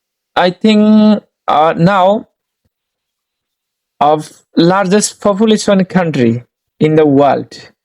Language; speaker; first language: English; non-native, learner; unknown